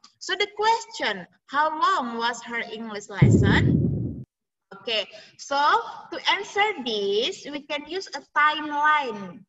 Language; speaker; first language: English; non-native, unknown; Indonesian